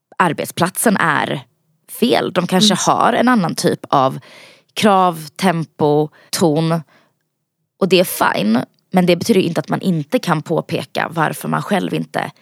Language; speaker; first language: Swedish; early bilingual, other home language; Bosnian